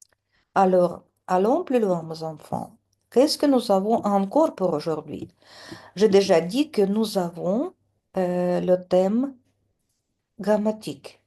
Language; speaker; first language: French; non-native, fluent; Russian